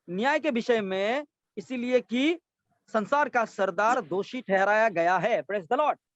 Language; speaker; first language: Hindi; non-native, local second language; Assamese